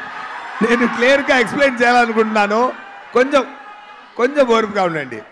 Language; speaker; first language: Telugu; non-native, local second language; Tamil